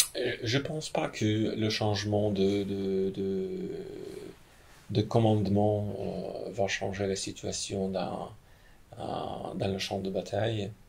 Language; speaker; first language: French; non-native, fluent; Ukrainian